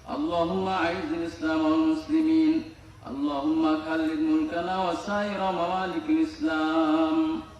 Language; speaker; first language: Arabic; non-native, fluent; Bangla